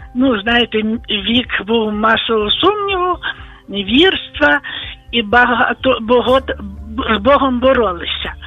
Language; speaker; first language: Ukrainian; native; Ukrainian